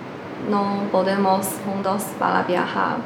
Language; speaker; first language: Spanish; non-native, learner; Chinese